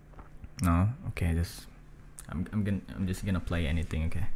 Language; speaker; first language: English; non-native, fluent; Indonesian